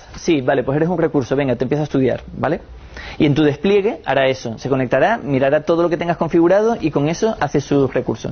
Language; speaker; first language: Spanish; native; Spanish